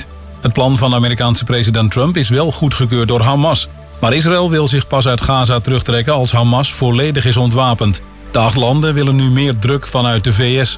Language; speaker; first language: Dutch; native; Dutch